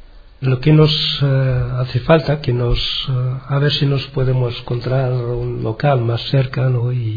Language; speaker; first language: Spanish; non-native, learner; Arabic